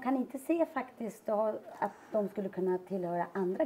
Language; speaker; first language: Swedish; native; Swedish